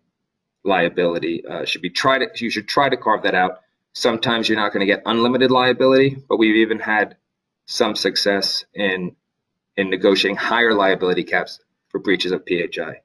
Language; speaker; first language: English; native; English